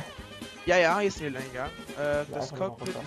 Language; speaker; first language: German; native; German